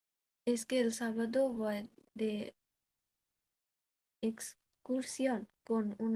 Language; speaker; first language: Spanish; non-native, learner; Bangla